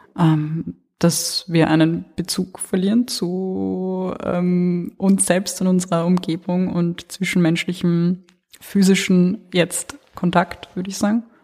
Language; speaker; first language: German; early bilingual, other home language; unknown